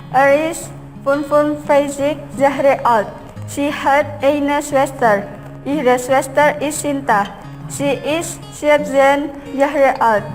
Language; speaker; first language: German; non-native, learner; Indonesian